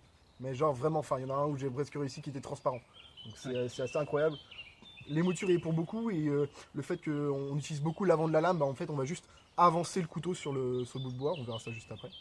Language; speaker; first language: French; native; French